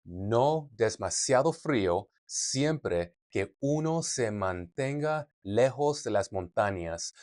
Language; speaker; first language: Spanish; non-native, learner; English